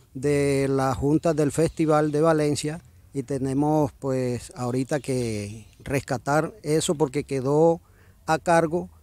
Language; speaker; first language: Spanish; native; Spanish